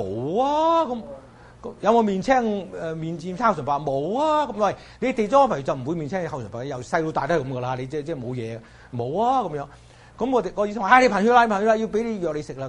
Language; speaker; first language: Chinese; native; Chinese